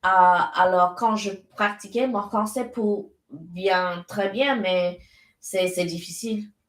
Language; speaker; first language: French; non-native, learner; English